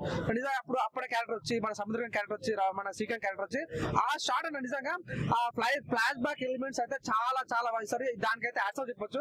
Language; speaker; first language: Telugu; native; Telugu